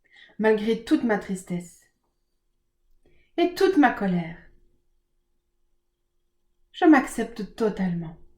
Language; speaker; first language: French; native; French